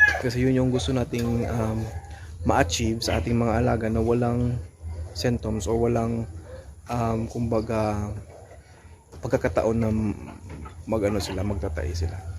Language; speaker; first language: Filipino; non-native, local second language; Cebuano